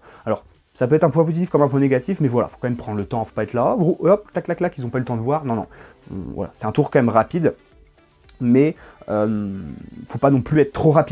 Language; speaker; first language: French; native; French